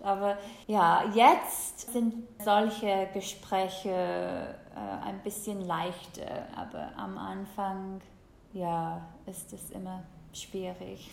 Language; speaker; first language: German; non-native, fluent; English